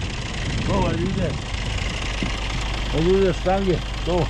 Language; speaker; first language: German; non-native, learner; Turkish